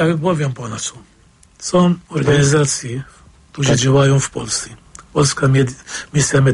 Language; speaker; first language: Polish; non-native, fluent; Arabic